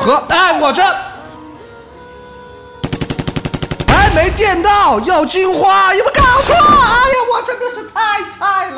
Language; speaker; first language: Chinese; native; Chinese